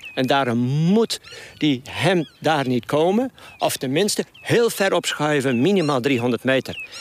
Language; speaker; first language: Dutch; non-native, local second language; Western Frisian